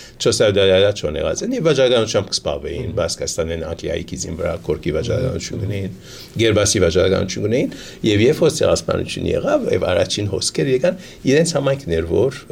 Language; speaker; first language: Armenian; early bilingual, heritage; Armenian